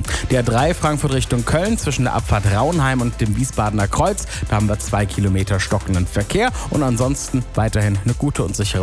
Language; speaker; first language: German; native; German